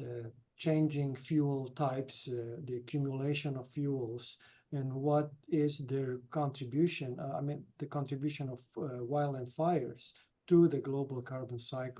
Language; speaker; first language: English; non-native, fluent; Romanian